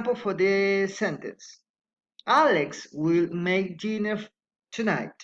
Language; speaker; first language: English; non-native, fluent; Spanish